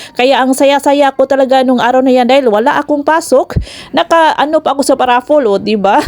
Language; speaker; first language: Filipino; non-native, local second language; Cebuano